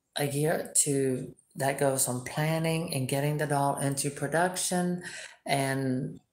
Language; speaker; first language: English; early bilingual, other home language; Spanish